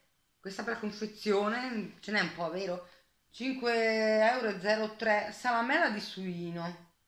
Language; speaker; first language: Italian; native; Italian